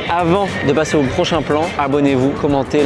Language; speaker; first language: French; native; French